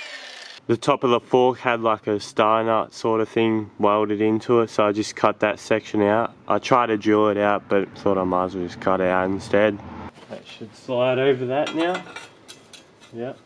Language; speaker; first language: English; native; English